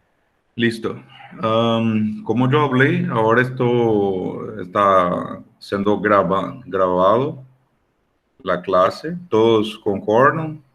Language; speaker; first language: Spanish; non-native, fluent; Portuguese